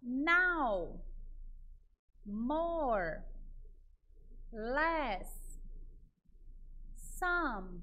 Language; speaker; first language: English; non-native, fluent; Portuguese